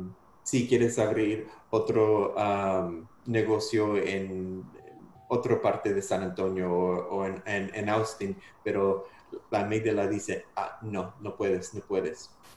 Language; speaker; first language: Spanish; non-native, fluent; English